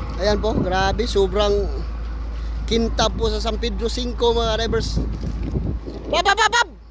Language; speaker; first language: Filipino; non-native, local second language; Cebuano